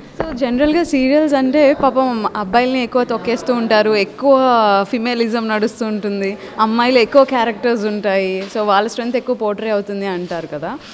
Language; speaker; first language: Telugu; native; Telugu